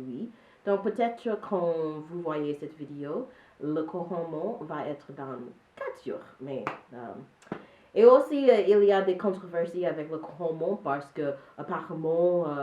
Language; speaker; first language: French; non-native, learner; English